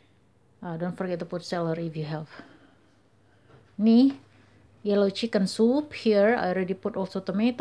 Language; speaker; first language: English; non-native, learner; Indonesian